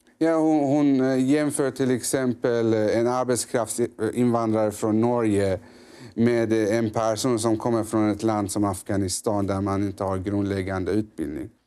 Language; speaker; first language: Swedish; early bilingual, other home language; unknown